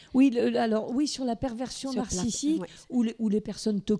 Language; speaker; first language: French; native; French